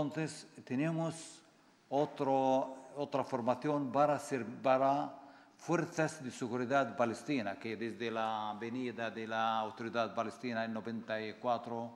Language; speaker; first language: Spanish; non-native, fluent; Arabic